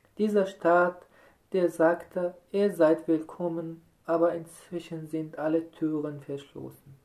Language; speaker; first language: German; non-native, fluent; Arabic